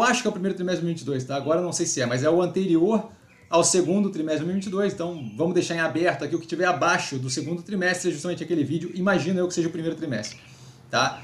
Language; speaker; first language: Portuguese; native; Portuguese